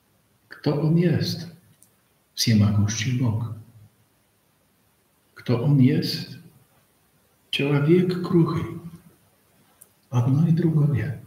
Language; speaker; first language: Russian; non-native, fluent; Polish